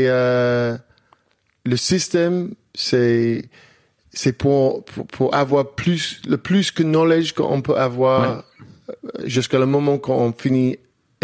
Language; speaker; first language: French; non-native, learner; English